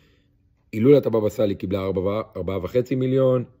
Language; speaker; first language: Hebrew; native; Hebrew